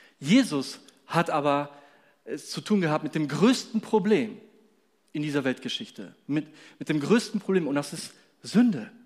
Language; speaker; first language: German; non-native, fluent; Polish